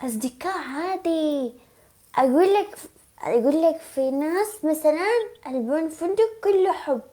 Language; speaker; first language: Arabic; non-native, learner; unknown